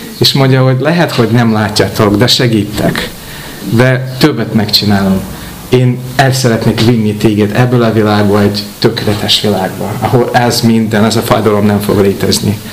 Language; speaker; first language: Hungarian; non-native, fluent; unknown